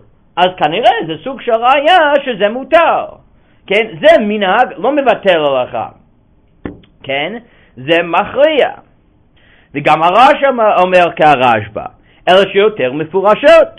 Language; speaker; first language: Hebrew; non-native, fluent; English